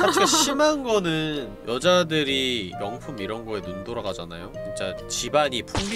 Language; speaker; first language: Korean; native; Korean